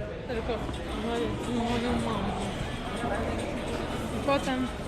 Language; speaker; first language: Polish; non-native, learner; Spanish